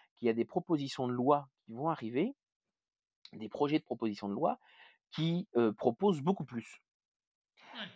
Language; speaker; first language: French; native; French